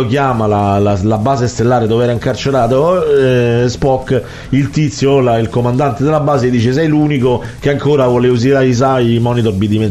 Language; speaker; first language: Italian; native; Italian